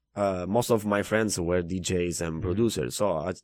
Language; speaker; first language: English; non-native, fluent; Italian